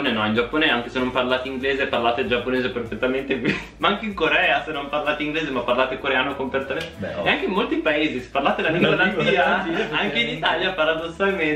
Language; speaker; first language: Italian; native; Italian